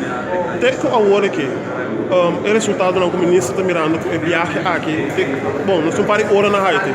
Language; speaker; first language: Portuguese; non-native, learner; Papiamento